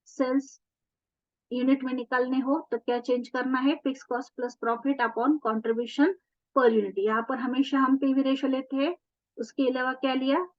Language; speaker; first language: Hindi; non-native, local second language; Marathi